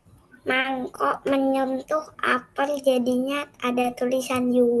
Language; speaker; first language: Indonesian; native; Indonesian